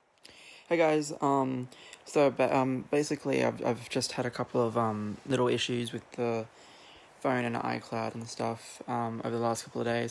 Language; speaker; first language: English; native; English